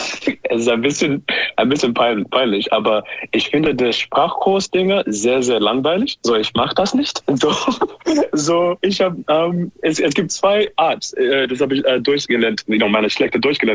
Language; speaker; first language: German; non-native, learner; English